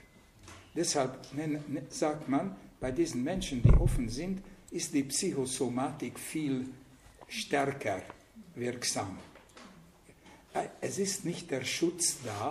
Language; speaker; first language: German; non-native, fluent; Hungarian